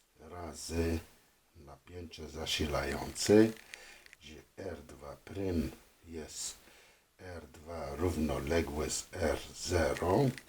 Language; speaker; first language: Polish; non-native, fluent; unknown